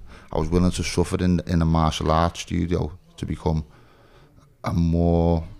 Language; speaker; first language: English; native; English